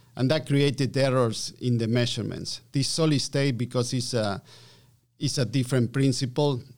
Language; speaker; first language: English; non-native, fluent; Spanish